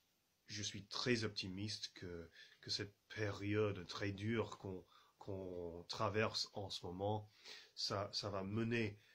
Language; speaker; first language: French; non-native, fluent; English